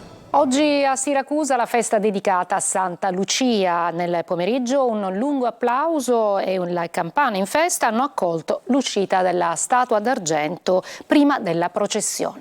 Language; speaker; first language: Italian; native; Italian